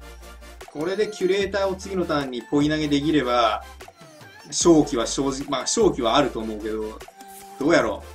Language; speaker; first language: Japanese; native; Japanese